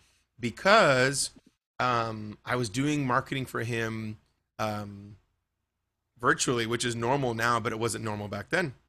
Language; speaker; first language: English; native; English